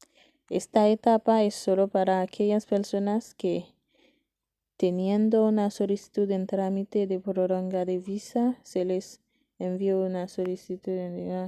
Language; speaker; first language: Spanish; non-native, learner; Haitian Creole